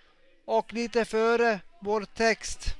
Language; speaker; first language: Swedish; non-native, local second language; Finnish